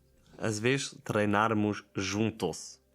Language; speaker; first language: Portuguese; non-native, learner; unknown